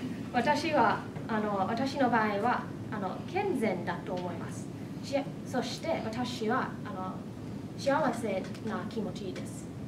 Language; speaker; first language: Japanese; non-native, fluent; English